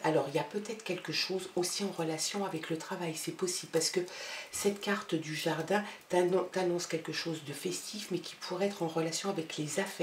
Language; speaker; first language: French; native; French